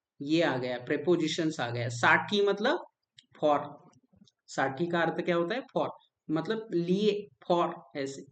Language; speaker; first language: Hindi; non-native, local second language; Marathi